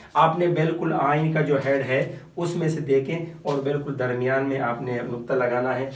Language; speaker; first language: Urdu; non-native, local second language; Pashto